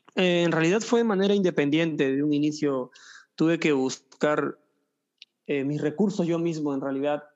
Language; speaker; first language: Spanish; native; Spanish